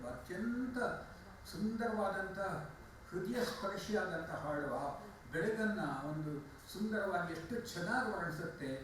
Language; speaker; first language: Kannada; non-native, local second language; Telugu